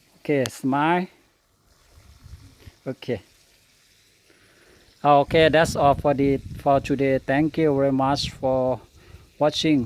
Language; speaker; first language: English; non-native, learner; Thai